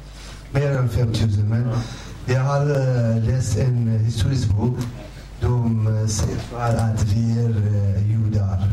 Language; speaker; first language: Swedish; non-native, fluent; Kurdish